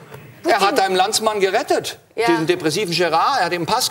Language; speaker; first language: German; native; German